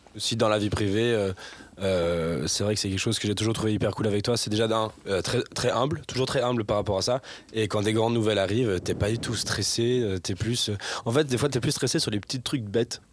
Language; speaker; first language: French; native; French